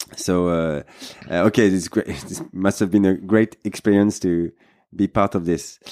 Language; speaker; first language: English; non-native, fluent; French